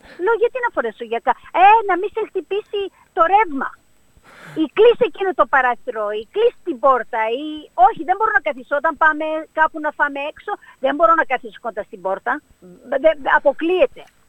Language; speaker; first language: Greek; early bilingual, heritage; Greek